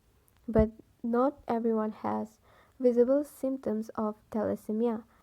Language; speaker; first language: English; non-native, local second language; Malay